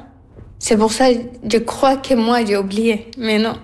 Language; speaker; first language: French; non-native, learner; Arabic